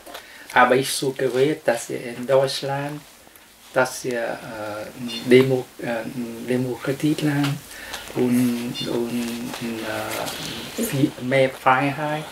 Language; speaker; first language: German; non-native, learner; Vietnamese